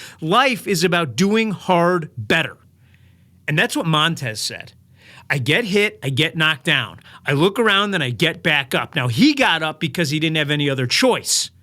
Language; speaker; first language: English; native; English